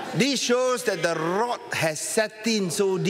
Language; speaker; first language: English; non-native, local second language; Malay